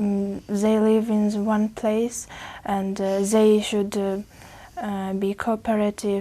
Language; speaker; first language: English; non-native, learner; Uzbek